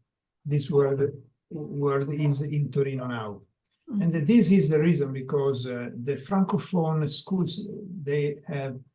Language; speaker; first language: English; non-native, learner; Italian